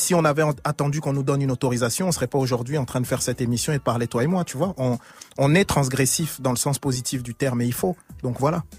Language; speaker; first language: French; native; French